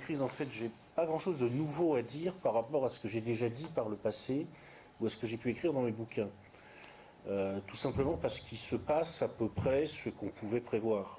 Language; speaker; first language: French; native; French